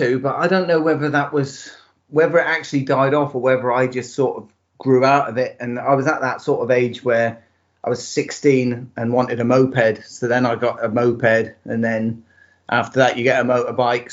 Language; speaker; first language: English; native; English